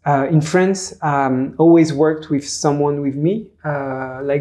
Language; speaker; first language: English; non-native, fluent; French